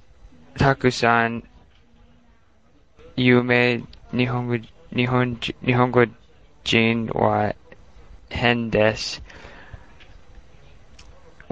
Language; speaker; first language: Japanese; non-native, learner; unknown